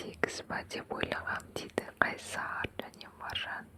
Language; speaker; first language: Kazakh; non-native, local second language; Russian